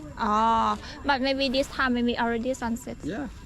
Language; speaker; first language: English; non-native, learner; Thai